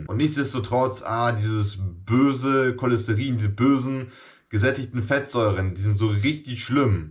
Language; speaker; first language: German; native; German